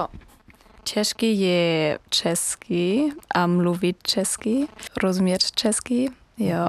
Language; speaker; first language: Czech; non-native, learner; German